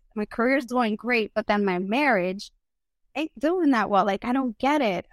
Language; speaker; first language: English; early bilingual, other home language; Spanish